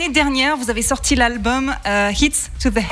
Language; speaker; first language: French; native; French